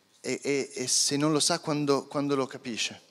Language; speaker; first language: Italian; native; Italian